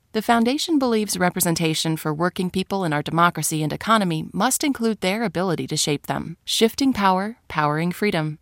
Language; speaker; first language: English; native; English